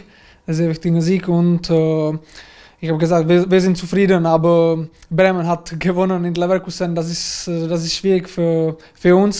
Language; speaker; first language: German; non-native, learner; Czech